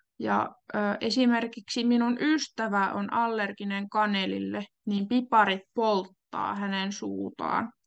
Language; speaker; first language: Finnish; native; Finnish